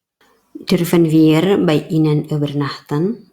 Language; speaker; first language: German; non-native, fluent; Indonesian